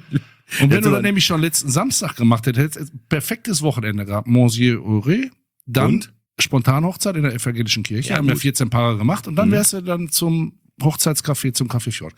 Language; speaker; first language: German; native; German